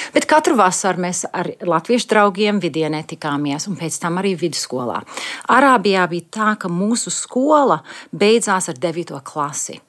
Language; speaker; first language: Latvian; early bilingual, heritage; Latvian